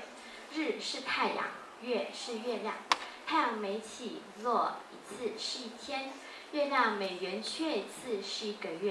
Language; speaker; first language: Chinese; non-native, learner; Thai